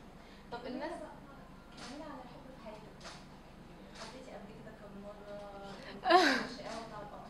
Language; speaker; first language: Arabic; native; Arabic